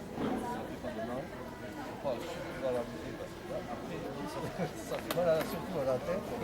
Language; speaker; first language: French; native; French